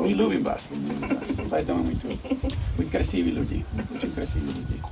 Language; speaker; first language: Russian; non-native, fluent; Spanish